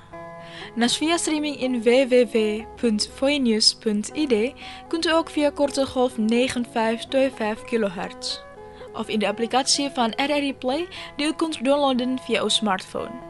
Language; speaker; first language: Dutch; non-native, fluent; Indonesian